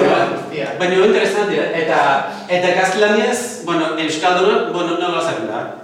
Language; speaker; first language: Basque; non-native, fluent; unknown